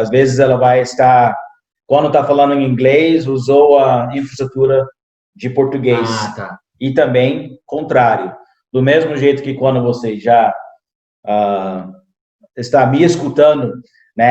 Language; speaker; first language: Portuguese; non-native, fluent; English